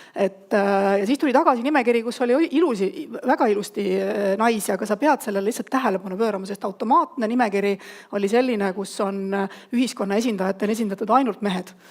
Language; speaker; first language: Estonian; native; Estonian